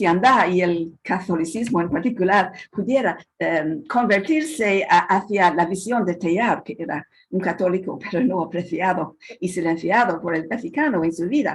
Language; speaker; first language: Spanish; non-native, fluent; English